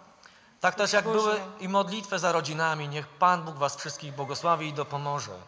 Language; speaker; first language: Polish; native; Polish